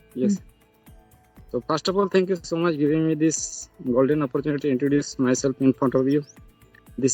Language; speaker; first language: English; non-native, learner; Santali